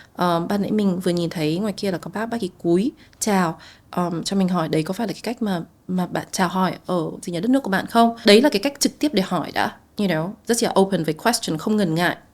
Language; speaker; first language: Vietnamese; native; Vietnamese